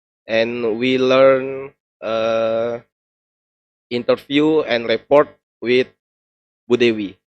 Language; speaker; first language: English; non-native, learner; Indonesian